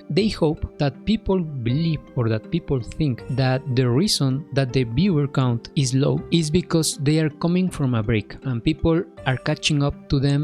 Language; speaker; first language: English; non-native, fluent; Spanish